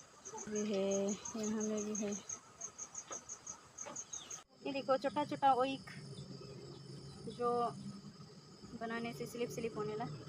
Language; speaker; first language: Hindi; non-native, local second language; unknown